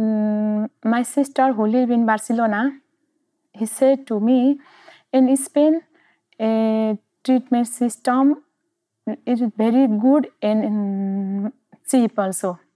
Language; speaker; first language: English; non-native, learner; Nepali